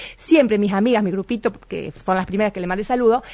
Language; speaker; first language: Spanish; native; Spanish